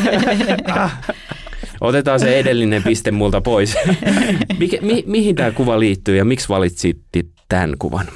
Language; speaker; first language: Finnish; native; Finnish